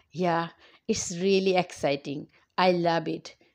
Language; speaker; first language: English; non-native, local second language; Bangla